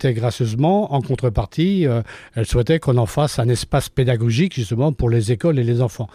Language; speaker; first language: French; native; French